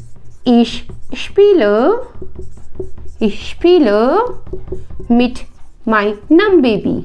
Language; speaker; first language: German; non-native, fluent; Hindi